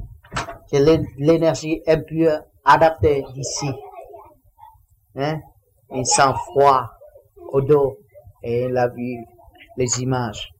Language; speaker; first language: French; non-native, learner; Vietnamese